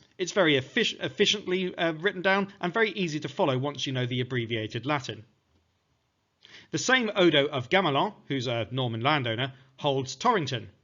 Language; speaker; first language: English; native; English